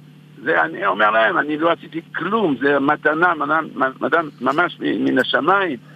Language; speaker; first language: Hebrew; non-native, fluent; French